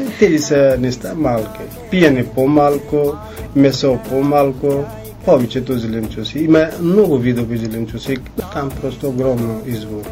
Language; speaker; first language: Bulgarian; non-native, learner; Hindi